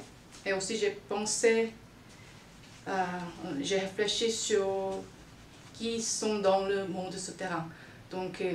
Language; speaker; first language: French; non-native, fluent; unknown